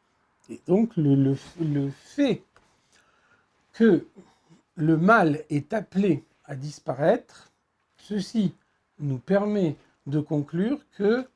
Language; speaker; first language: French; native; French